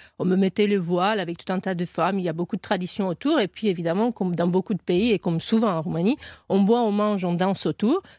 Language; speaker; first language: French; non-native, fluent; Romanian